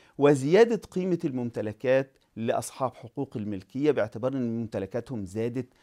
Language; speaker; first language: Arabic; native; Arabic